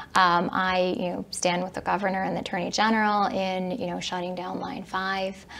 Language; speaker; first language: English; native; English